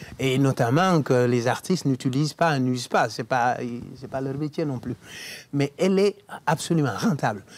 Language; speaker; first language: French; non-native, local second language; Wolof